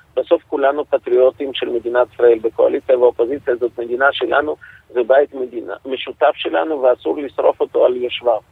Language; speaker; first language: Hebrew; non-native, fluent; Russian